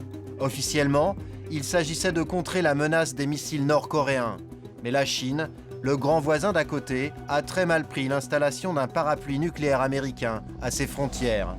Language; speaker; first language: French; native; French